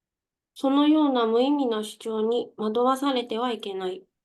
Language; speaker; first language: Japanese; native; Japanese